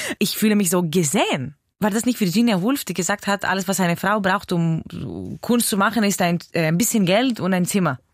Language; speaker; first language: German; non-native, fluent; Greek